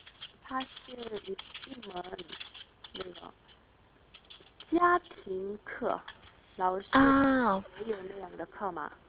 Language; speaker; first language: Chinese; non-native, learner; Korean